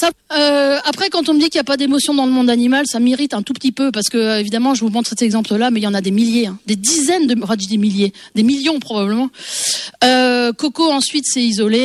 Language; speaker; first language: French; native; French